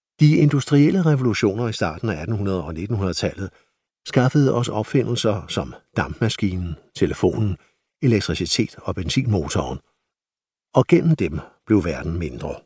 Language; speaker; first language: Danish; native; Danish